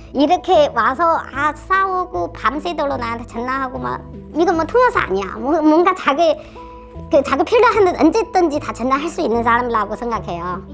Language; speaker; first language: Korean; non-native, fluent; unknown